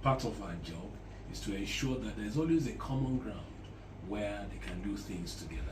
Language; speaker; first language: English; non-native, local second language; Yoruba